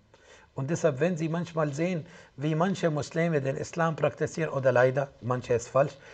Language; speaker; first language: German; non-native, fluent; Arabic